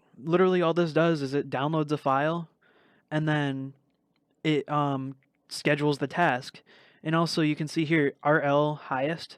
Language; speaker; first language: English; native; English